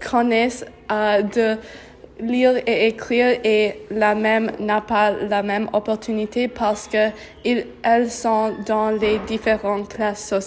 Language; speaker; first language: French; non-native, learner; English